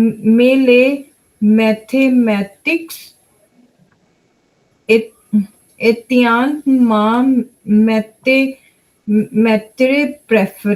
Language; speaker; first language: French; non-native, learner; Hindi